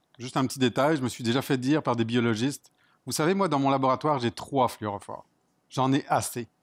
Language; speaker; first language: French; native; French